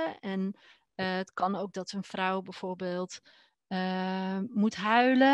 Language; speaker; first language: Dutch; native; Dutch